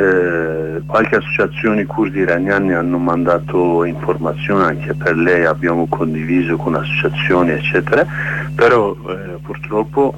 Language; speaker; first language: Italian; non-native, learner; Kurdish